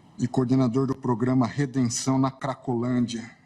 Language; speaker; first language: Portuguese; native; Portuguese